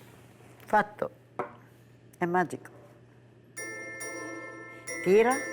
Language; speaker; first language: Italian; native; Italian